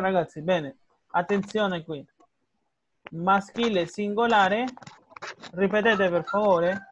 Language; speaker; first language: Italian; non-native, learner; Spanish